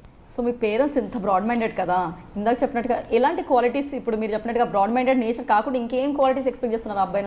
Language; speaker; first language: Telugu; native; Telugu